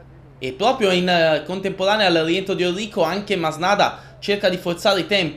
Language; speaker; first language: Italian; native; Italian